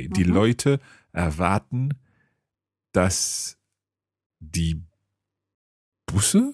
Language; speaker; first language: German; non-native, learner; English